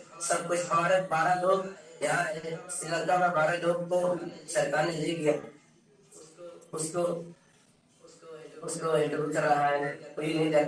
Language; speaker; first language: Hindi; non-native, learner; Rohingya